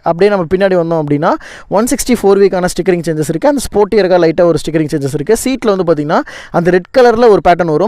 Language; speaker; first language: Tamil; native; Tamil